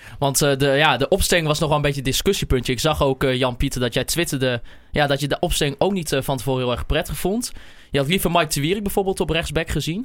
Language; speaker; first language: Dutch; native; Dutch